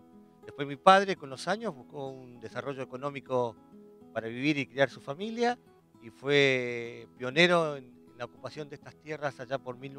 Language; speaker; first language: Spanish; native; Spanish